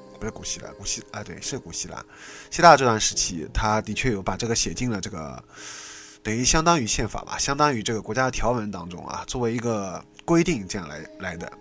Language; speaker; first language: Chinese; native; Chinese